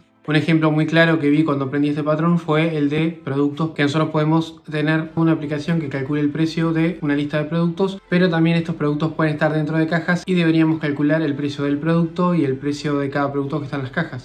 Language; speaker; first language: Spanish; native; Spanish